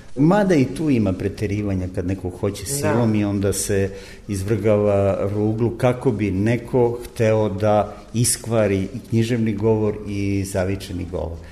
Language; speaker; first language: Serbian; native; Serbian